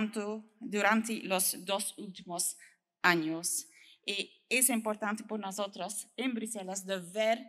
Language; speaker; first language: Spanish; non-native, learner; French